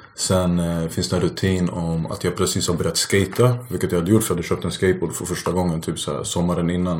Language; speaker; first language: Swedish; early bilingual, other home language; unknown